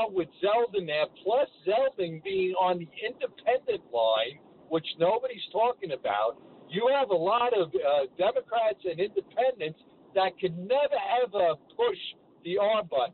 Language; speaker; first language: English; native; English